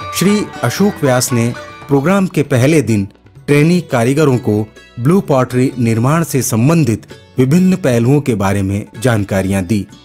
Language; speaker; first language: Hindi; native; Hindi